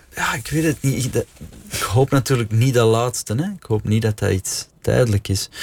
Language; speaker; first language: Dutch; native; Dutch